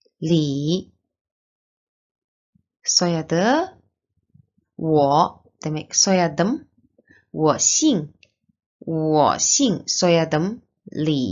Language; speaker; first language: Turkish; non-native, learner; Chinese